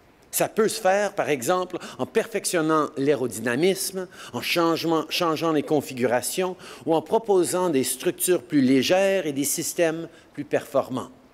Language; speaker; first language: French; native; French